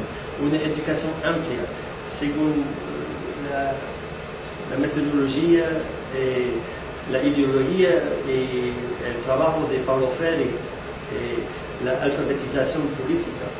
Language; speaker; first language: Spanish; non-native, fluent; English